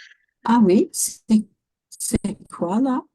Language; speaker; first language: French; non-native, fluent; English